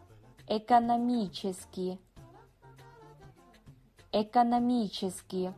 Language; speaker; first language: Russian; non-native, fluent; Kazakh